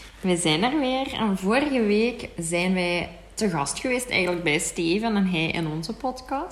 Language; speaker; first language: Dutch; native; Dutch